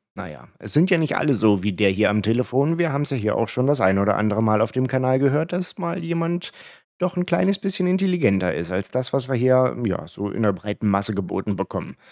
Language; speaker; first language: German; native; German